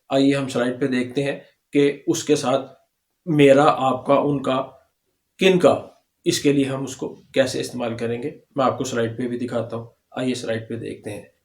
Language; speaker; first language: Urdu; native; Urdu